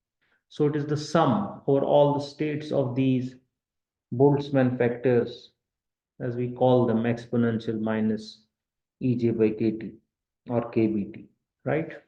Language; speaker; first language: English; non-native, local second language; Kashmiri